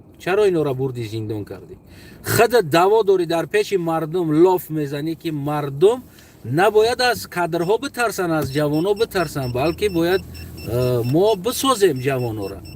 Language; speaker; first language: Tajik; native; Tajik